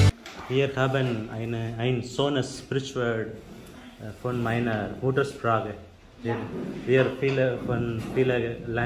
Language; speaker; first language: German; non-native, learner; Tamil